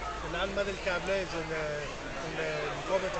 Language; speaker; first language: Spanish; non-native, fluent; Italian